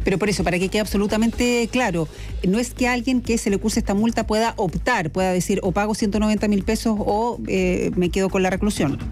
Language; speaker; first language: Spanish; native; Spanish